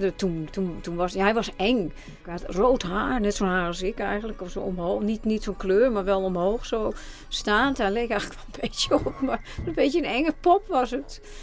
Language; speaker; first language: Dutch; native; Dutch